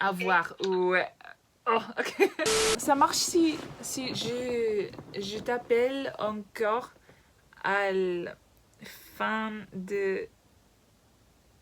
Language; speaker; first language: French; non-native, learner; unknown